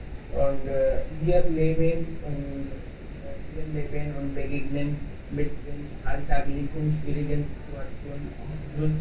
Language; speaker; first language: German; non-native, learner; Hindi